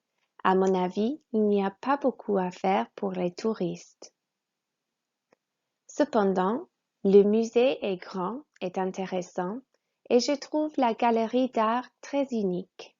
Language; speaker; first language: French; non-native, fluent; English